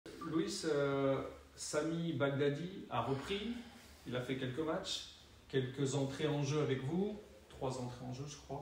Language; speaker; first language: French; native; French